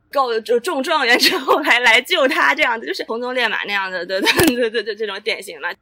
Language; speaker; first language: Chinese; native; Chinese